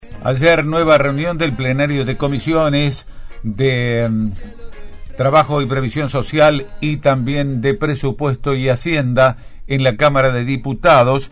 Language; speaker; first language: Spanish; native; Spanish